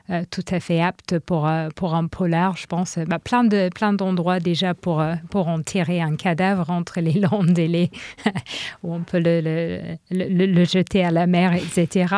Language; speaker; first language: French; non-native, fluent; English